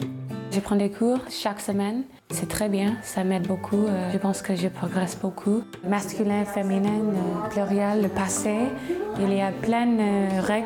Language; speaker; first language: French; non-native, learner; English